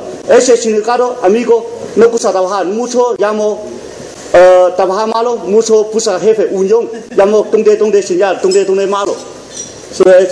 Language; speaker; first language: Spanish; non-native, learner; Chinese